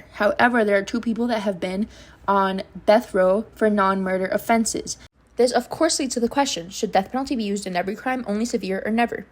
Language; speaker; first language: English; non-native, fluent; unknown